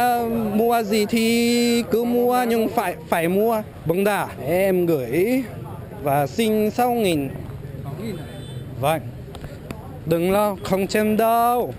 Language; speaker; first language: Vietnamese; non-native, fluent; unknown